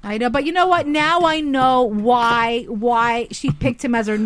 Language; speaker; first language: English; early bilingual, other home language; Spanish